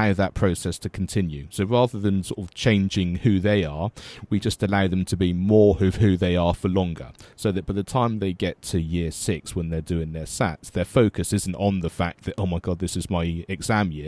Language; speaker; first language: English; native; English